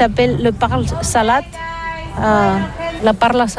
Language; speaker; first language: French; non-native, learner; Catalan